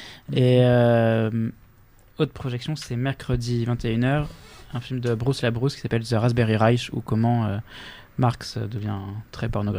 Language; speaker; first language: French; native; French